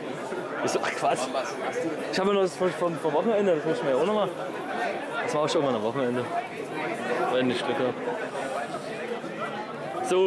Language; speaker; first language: German; native; German